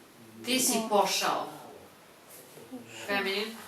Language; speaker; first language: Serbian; non-native, fluent; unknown